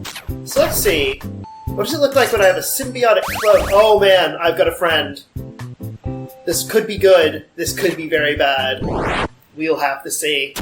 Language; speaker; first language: English; native; English